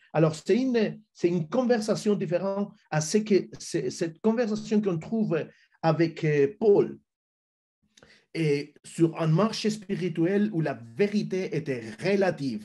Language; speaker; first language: French; non-native, fluent; Spanish